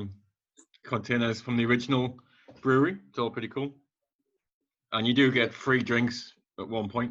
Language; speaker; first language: English; native; English